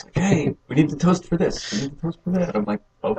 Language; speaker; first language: English; native; English